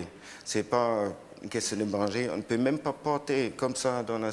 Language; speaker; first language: French; non-native, learner; German